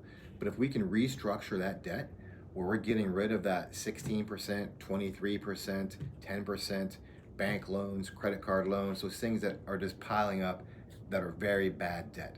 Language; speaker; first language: English; native; English